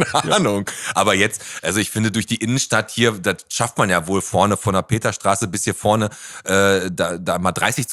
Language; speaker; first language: German; native; German